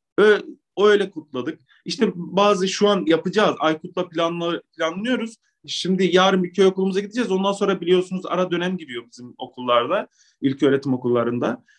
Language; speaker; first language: Turkish; native; Turkish